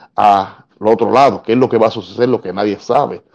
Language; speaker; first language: Spanish; native; Spanish